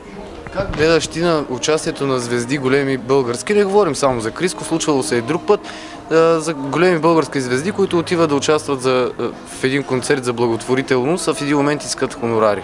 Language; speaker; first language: Bulgarian; native; Bulgarian